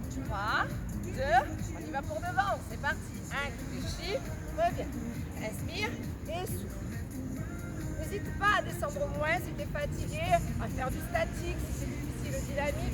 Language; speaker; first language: French; native; French